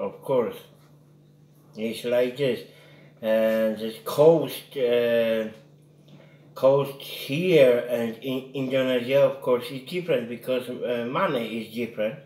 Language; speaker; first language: English; non-native, learner; Polish